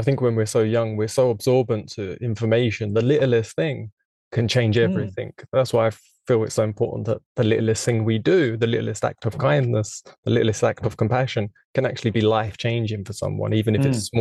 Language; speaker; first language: English; native; English